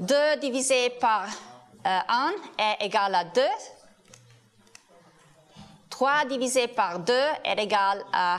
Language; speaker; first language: French; non-native, learner; Italian